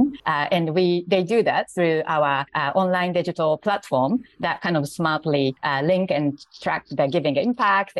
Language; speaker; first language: English; non-native, fluent; Japanese